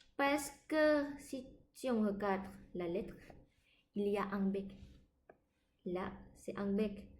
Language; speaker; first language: French; non-native, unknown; Thai